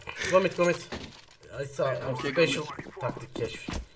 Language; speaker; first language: English; non-native, learner; Turkish